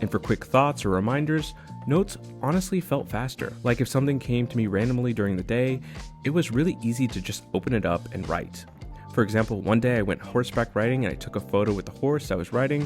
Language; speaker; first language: English; native; English